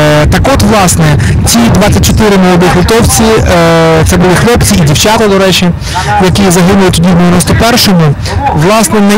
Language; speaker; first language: Ukrainian; native; Ukrainian